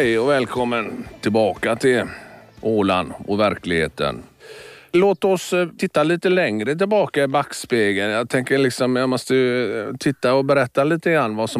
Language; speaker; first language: Swedish; native; Swedish